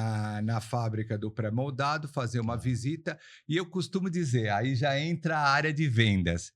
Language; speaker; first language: Portuguese; native; Portuguese